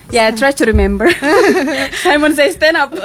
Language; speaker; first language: English; non-native, fluent; Indonesian